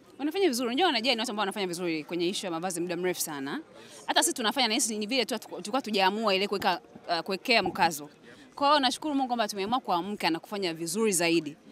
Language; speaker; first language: Swahili; native; Swahili